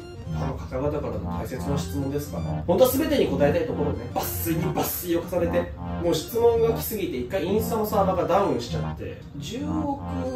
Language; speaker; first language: Japanese; native; Japanese